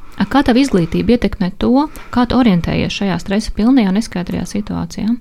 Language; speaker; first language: Latvian; native; Latvian